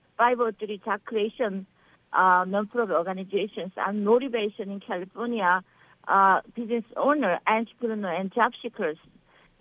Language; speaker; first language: English; non-native, learner; Korean